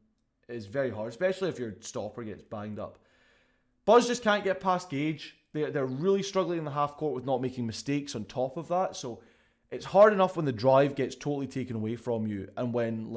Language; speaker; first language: English; native; English